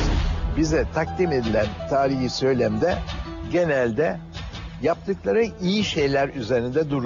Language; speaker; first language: Turkish; native; Turkish